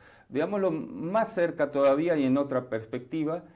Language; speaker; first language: Spanish; native; Spanish